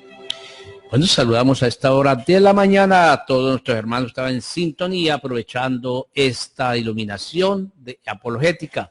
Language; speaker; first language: Spanish; native; Spanish